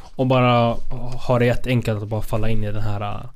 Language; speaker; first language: Swedish; non-native, fluent; Spanish